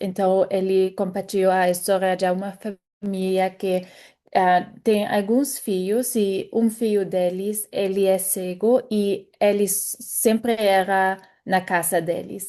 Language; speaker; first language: Portuguese; non-native, fluent; German